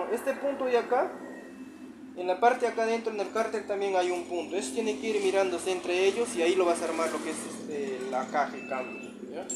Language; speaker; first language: Spanish; native; Spanish